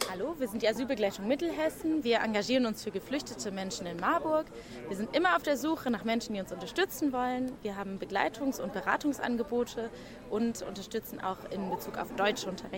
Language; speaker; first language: German; native; German